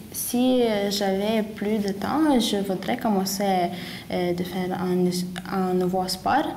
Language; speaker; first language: French; non-native, learner; Lithuanian